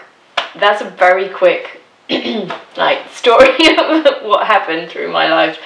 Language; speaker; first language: English; native; English